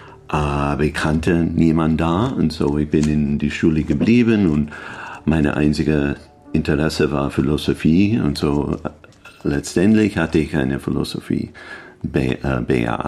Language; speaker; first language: German; non-native, learner; English